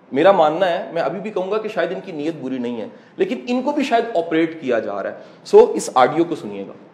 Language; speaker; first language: Urdu; non-native, local second language; Punjabi